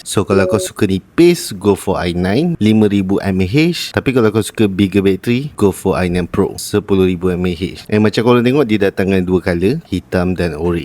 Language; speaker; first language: Malay; native; Malay